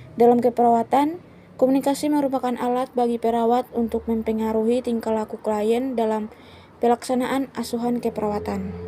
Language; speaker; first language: Indonesian; native; Indonesian